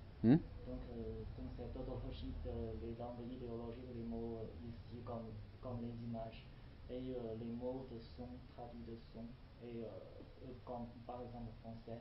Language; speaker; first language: French; non-native, learner; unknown